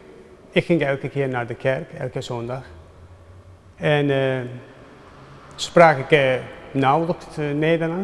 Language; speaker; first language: Dutch; non-native, fluent; Turkish